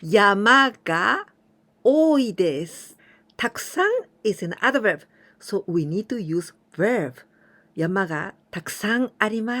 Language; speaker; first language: Japanese; non-native, fluent; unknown